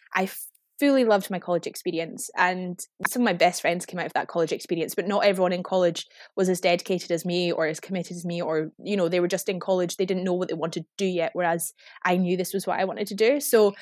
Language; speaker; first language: English; native; English